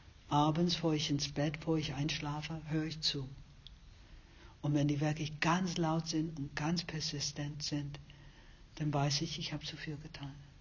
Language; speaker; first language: German; non-native, fluent; English